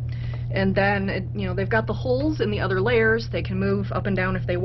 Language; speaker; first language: English; native; English